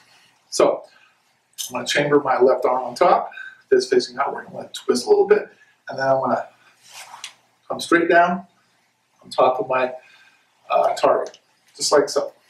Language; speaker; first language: English; native; English